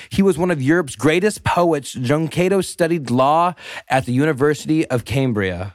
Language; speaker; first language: English; native; English